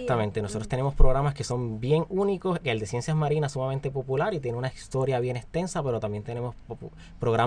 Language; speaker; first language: Spanish; native; Spanish